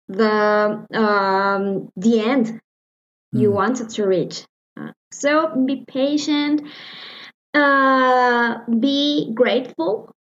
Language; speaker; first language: English; non-native, learner; Spanish